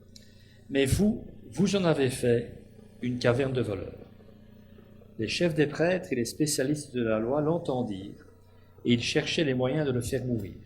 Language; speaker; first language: French; native; French